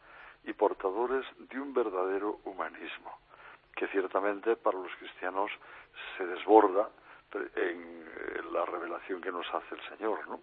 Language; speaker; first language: Spanish; native; Spanish